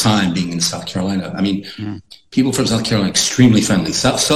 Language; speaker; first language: English; non-native, fluent; Icelandic